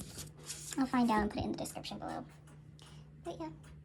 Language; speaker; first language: English; native; English